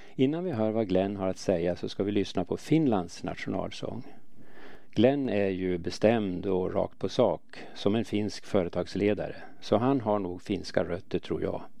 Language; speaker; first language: Swedish; native; Swedish